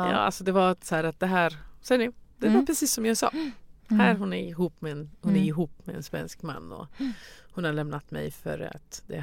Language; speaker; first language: Swedish; non-native, fluent; Persian